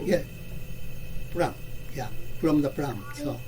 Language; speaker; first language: English; non-native, learner; Japanese